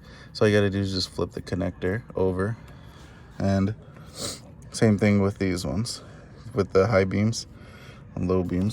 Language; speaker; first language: English; native; English